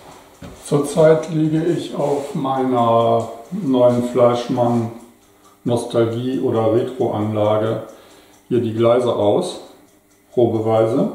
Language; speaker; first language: German; native; German